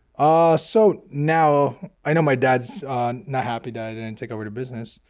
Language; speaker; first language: English; early bilingual, other home language; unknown